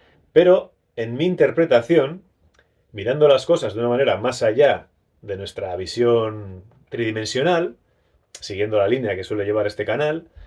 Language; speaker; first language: Spanish; native; Spanish